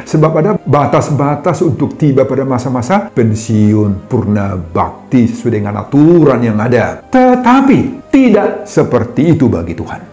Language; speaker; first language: Indonesian; non-native, local second language; Batak Toba